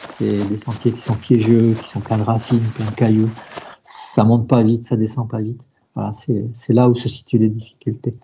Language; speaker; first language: French; native; French